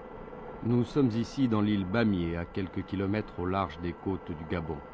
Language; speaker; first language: French; native; French